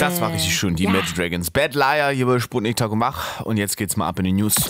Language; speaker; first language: German; native; German